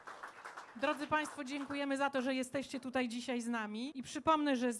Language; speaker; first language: Polish; native; Polish